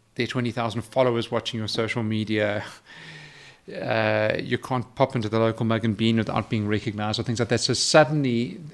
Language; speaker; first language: English; native; English